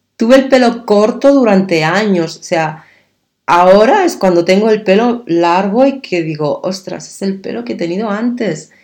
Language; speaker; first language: Spanish; early bilingual, other home language; Arabic